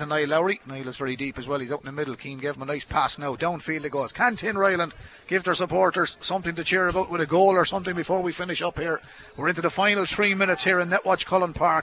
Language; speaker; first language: English; native; English